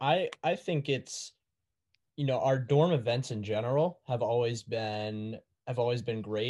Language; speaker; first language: English; native; English